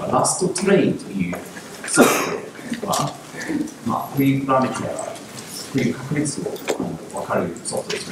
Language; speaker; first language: Japanese; non-native, learner; English